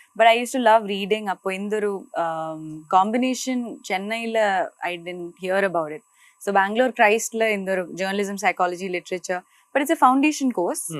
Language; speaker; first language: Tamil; non-native, local second language; Malayalam